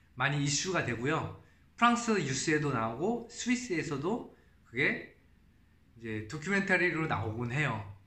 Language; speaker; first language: Korean; native; Korean